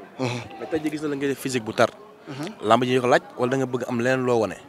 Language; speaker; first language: Wolof; native; Wolof